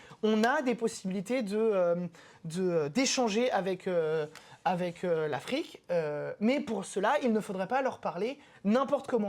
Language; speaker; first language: French; native; French